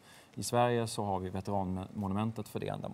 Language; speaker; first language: Swedish; native; Swedish